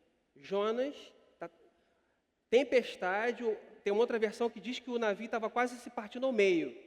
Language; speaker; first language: Portuguese; native; Portuguese